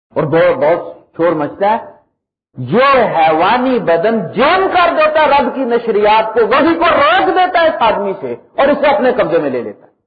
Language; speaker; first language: Urdu; non-native, local second language; Punjabi